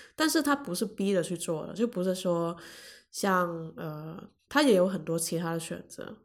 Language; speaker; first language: Chinese; non-native, local second language; Cantonese